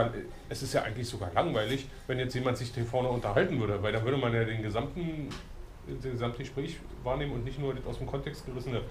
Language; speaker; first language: German; native; German